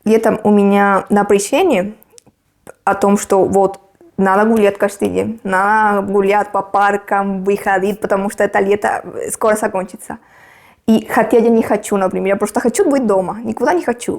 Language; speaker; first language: Russian; non-native, fluent; Spanish